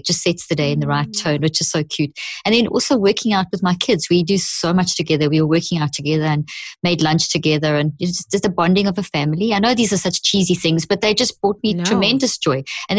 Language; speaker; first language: English; native; English